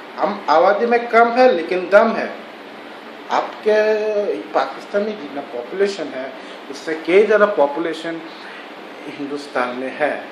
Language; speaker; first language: Hindi; non-native, local second language; Bangla